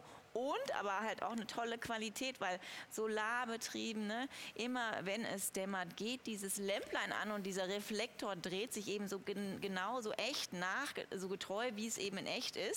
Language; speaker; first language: German; native; German